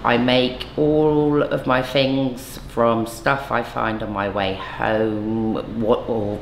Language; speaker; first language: English; native; English